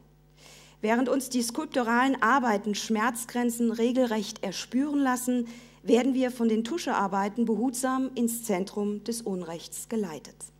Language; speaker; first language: German; native; German